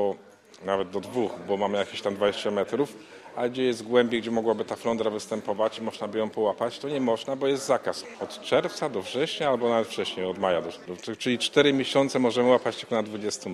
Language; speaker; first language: Polish; native; Polish